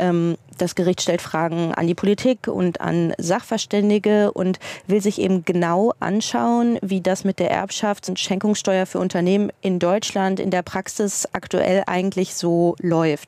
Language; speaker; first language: German; native; German